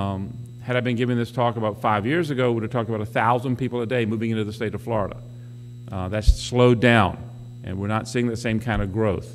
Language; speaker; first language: English; native; English